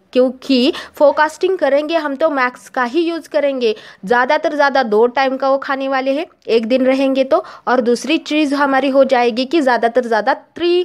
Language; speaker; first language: Hindi; non-native, local second language; Marathi